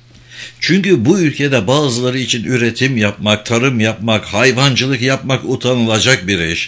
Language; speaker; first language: Turkish; native; Turkish